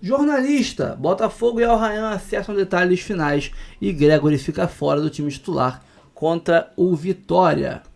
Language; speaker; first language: Portuguese; native; Portuguese